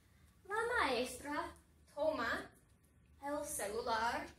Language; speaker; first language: Spanish; non-native, fluent; English